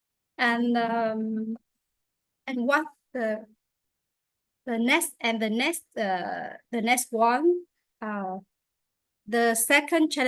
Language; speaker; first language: English; non-native, learner; Vietnamese